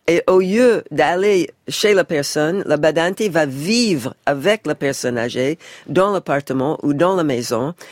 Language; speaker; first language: French; non-native, fluent; English